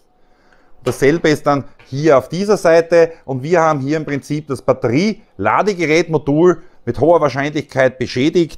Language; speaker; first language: German; native; German